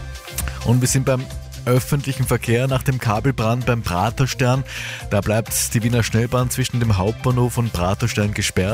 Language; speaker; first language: German; native; German